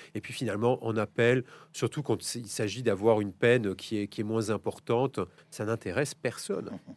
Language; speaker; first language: French; native; French